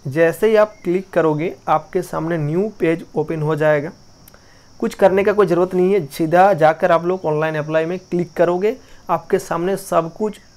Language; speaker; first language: Hindi; non-native, local second language; Bangla